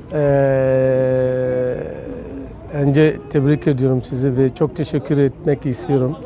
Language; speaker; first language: Turkish; non-native, fluent; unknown